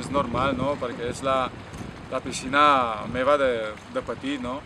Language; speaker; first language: Catalan; non-native, fluent; Romanian